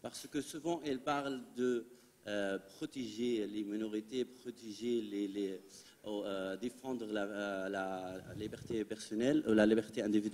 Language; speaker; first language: French; non-native, fluent; Arabic